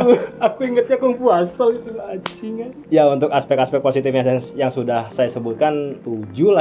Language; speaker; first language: Indonesian; native; Indonesian